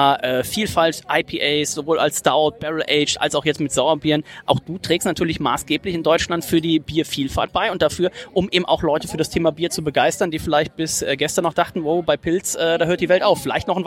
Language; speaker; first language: German; native; German